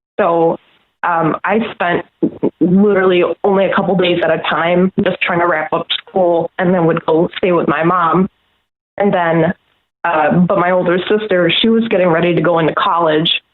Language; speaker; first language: English; native; English